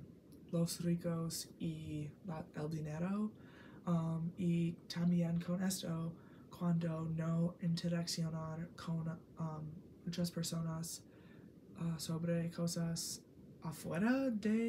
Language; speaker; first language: Spanish; non-native, learner; English